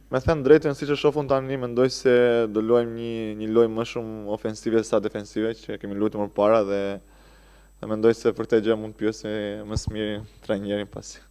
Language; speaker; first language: Albanian; native; Albanian